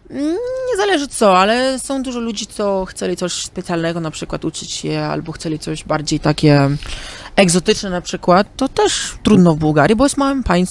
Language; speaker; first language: Polish; early bilingual, heritage; Polish